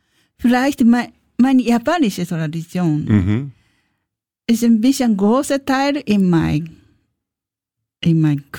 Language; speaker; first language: German; non-native, learner; Japanese